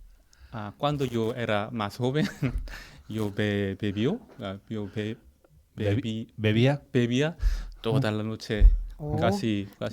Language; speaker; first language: Spanish; non-native, fluent; Korean